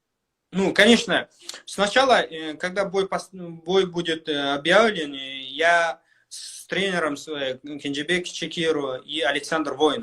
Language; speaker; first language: Russian; non-native, local second language; Kyrgyz